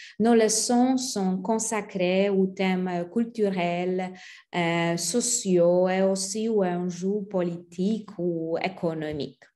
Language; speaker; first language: French; non-native, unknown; Polish